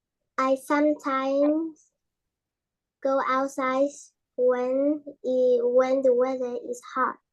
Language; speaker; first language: English; non-native, learner; Vietnamese